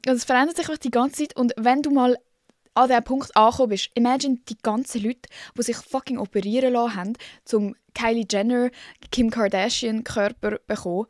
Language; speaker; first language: German; native; German